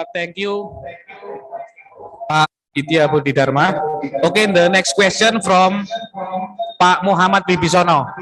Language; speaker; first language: English; non-native, learner; Indonesian